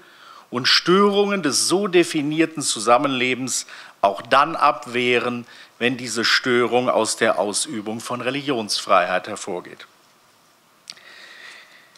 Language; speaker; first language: German; native; German